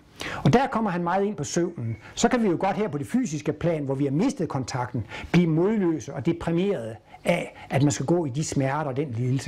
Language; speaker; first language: Danish; native; Danish